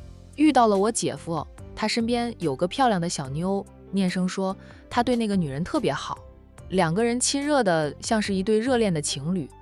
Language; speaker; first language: Chinese; native; Chinese